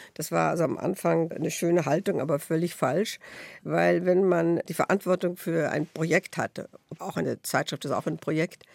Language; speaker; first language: German; native; German